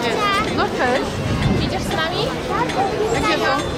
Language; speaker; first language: Polish; native; Polish